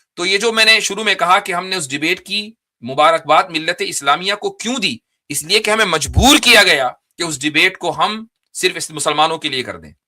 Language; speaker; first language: Urdu; native; Urdu